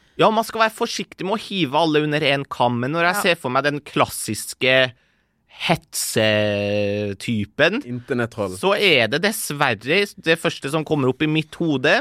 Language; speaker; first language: Norwegian; early bilingual, other home language; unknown